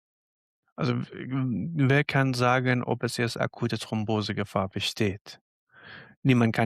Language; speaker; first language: German; non-native, fluent; Arabic